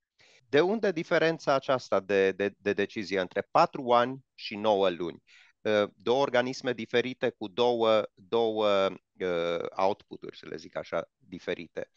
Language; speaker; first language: Romanian; native; Romanian